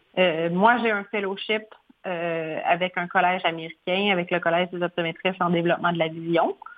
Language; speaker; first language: French; native; French